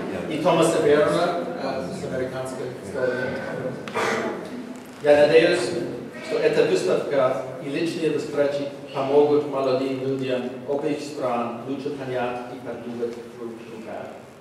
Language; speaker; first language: Russian; non-native, fluent; English